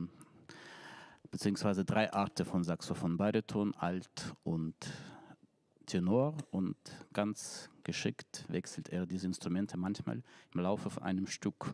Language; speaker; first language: German; non-native, fluent; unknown